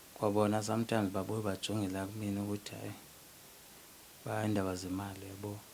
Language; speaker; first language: Zulu; non-native, local second language; Xhosa